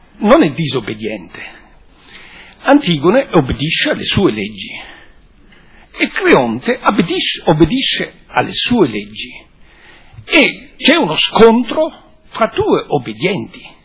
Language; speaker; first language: Italian; non-native, fluent; German